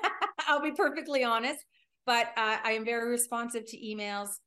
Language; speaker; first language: English; native; English